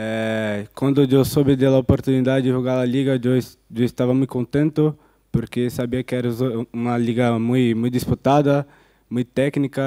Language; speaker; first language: Spanish; non-native, fluent; Portuguese